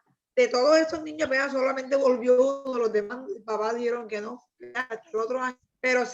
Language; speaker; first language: Spanish; native; Spanish